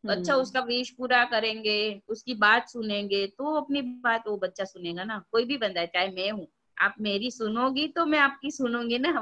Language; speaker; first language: Hindi; non-native, local second language; Gujarati